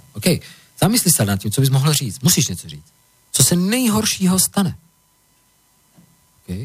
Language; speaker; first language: Czech; native; Czech